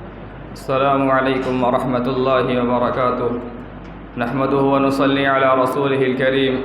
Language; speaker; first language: Arabic; non-native, fluent; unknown